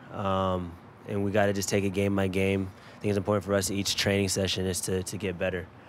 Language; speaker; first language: English; native; English